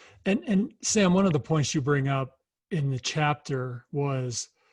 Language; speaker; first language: English; native; English